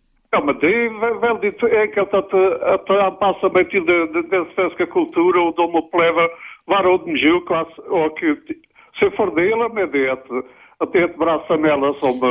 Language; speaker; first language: Swedish; non-native, fluent; Portuguese